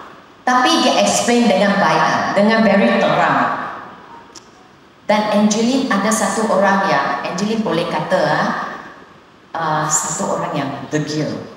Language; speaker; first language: Indonesian; non-native, local second language; Chinese